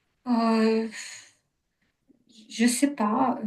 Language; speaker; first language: French; non-native, learner; Ukrainian